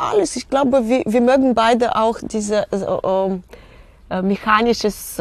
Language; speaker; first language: German; non-native, fluent; Russian